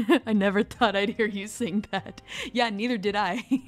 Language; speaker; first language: English; native; English